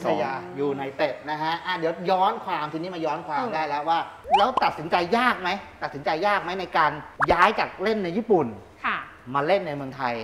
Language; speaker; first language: Thai; native; Thai